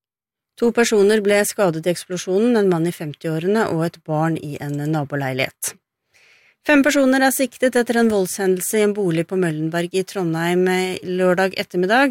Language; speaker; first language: Norwegian; native; Norwegian